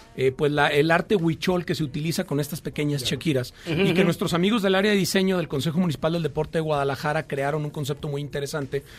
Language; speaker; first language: Spanish; native; Spanish